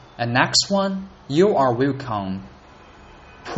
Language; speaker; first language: English; non-native, learner; Chinese